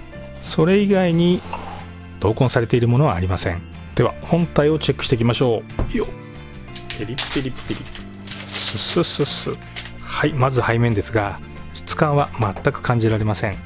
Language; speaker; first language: Japanese; native; Japanese